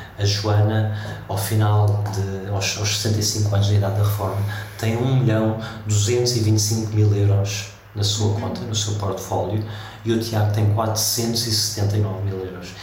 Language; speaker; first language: Portuguese; early bilingual, heritage; Portuguese